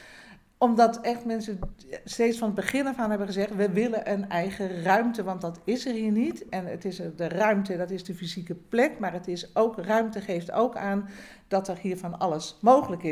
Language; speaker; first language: Dutch; native; Dutch